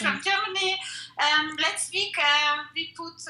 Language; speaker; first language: English; non-native, learner; Russian